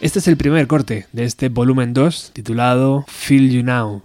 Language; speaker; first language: Spanish; native; Spanish